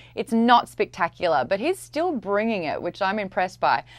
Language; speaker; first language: English; native; English